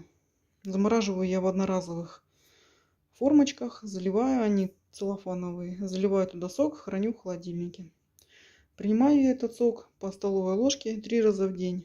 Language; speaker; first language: Russian; native; Russian